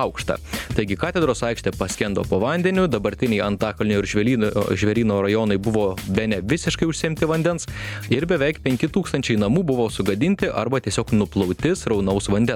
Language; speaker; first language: Lithuanian; native; Lithuanian